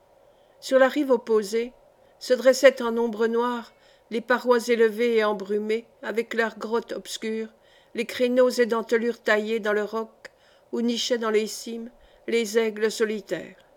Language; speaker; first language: French; native; French